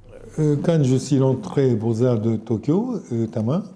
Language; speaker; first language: French; non-native, fluent; Japanese